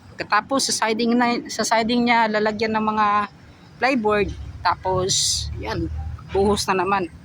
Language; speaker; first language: Filipino; non-native, local second language; Cebuano